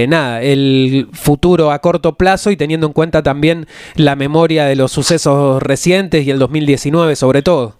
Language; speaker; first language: Spanish; native; Spanish